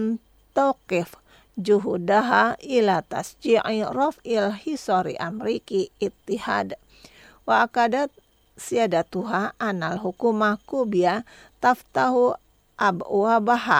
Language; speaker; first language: Arabic; non-native, fluent; Indonesian